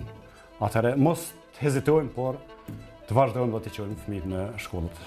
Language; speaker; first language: Albanian; native; Albanian